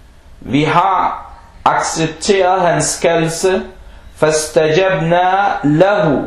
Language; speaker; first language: Danish; non-native, local second language; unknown